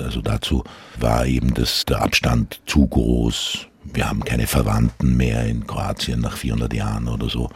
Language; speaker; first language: German; non-native, local second language; Croatian